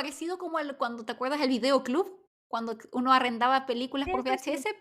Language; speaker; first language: Spanish; native; Spanish